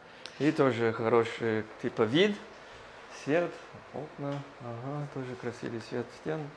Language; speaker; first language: Russian; non-native, fluent; English